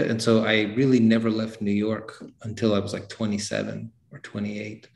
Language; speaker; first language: English; native; English